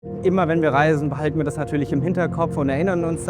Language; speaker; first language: German; native; German